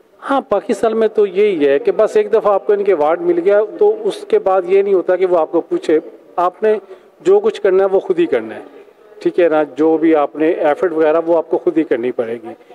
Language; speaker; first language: Urdu; non-native, local second language; Punjabi